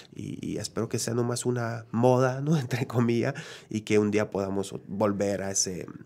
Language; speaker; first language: Spanish; non-native, fluent; French